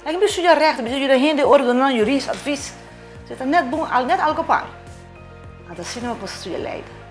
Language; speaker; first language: Dutch; non-native, local second language; Papiamento